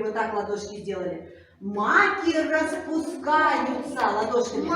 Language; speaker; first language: Russian; native; Russian